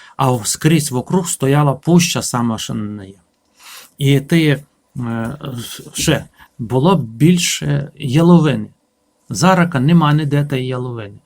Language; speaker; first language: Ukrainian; native; Ukrainian